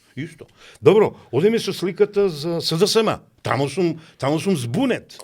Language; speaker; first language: Macedonian; native; Macedonian